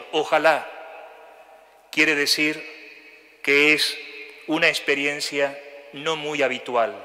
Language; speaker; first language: Spanish; native; Spanish